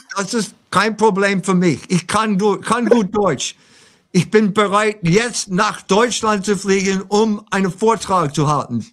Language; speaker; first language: German; non-native, fluent; English